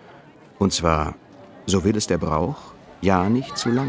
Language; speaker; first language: German; native; German